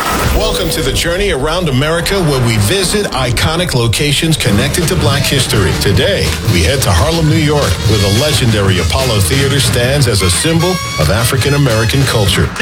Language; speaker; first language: English; native; English